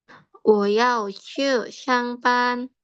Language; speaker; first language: Chinese; non-native, learner; Indonesian